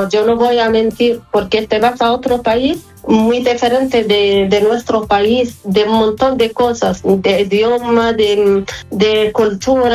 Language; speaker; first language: Spanish; non-native, fluent; Arabic